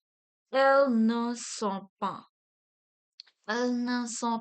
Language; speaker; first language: French; non-native, fluent; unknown